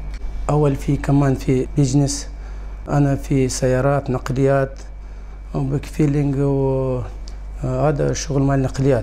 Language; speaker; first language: Arabic; non-native, learner; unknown